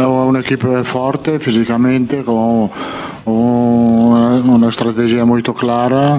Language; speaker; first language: Portuguese; non-native, fluent; Italian